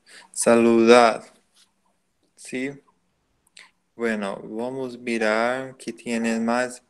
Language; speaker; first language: Spanish; non-native, learner; Portuguese